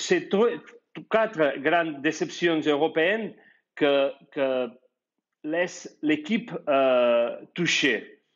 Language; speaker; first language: French; non-native, fluent; Spanish